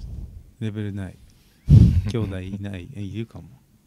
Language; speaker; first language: Japanese; native; Japanese